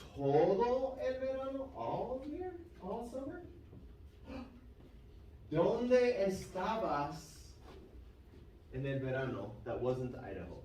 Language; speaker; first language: Spanish; non-native, fluent; English